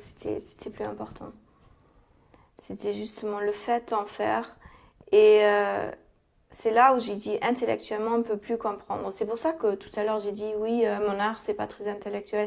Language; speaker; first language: French; non-native, fluent; German